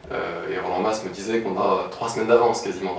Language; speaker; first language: French; native; French